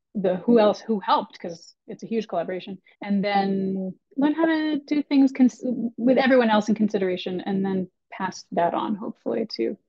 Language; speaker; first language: English; native; English